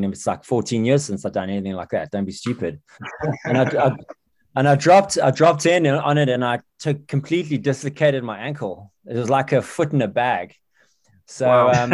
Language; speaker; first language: English; native; English